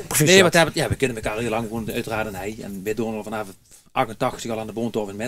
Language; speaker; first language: Dutch; native; Dutch